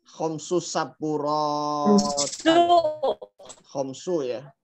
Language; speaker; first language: Arabic; non-native, learner; Indonesian